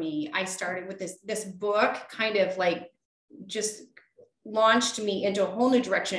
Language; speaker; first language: English; native; English